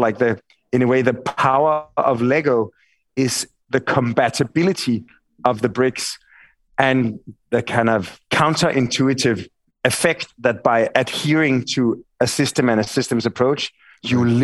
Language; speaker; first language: English; non-native, fluent; Danish